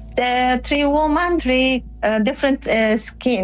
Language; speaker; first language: English; non-native, learner; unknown